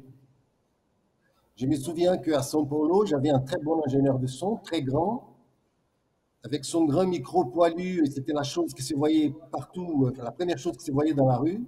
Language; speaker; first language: French; non-native, fluent; Portuguese